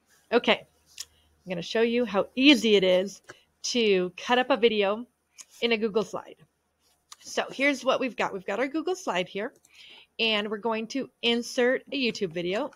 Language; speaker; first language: English; native; English